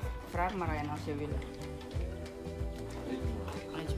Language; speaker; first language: Dutch; non-native, learner; Indonesian